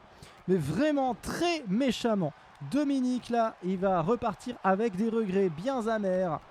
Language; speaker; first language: French; native; French